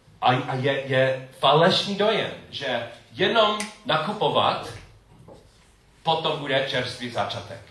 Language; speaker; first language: Czech; non-native, learner; English